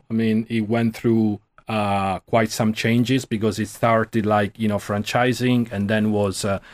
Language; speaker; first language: English; non-native, fluent; Italian